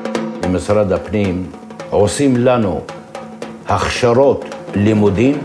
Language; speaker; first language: Hebrew; non-native, local second language; Adyghe